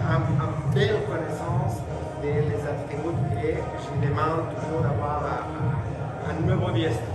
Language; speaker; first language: French; non-native, fluent; Spanish